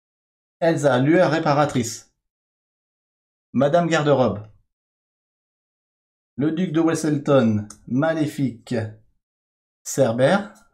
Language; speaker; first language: French; native; French